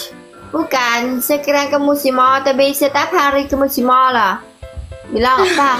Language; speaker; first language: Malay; non-native, learner; Vietnamese